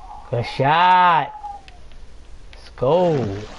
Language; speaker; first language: English; early bilingual, other home language; Spanish